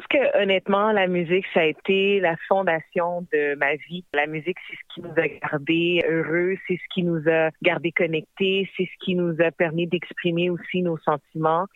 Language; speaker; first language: French; native; French